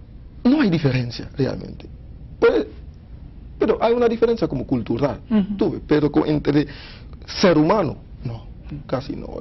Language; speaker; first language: Spanish; non-native, fluent; Haitian Creole